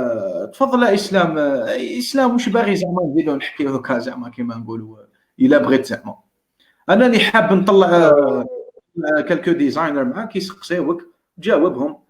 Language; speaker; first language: Arabic; native; Arabic